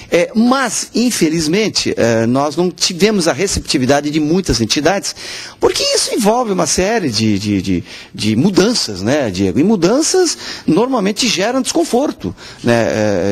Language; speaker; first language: Portuguese; native; Portuguese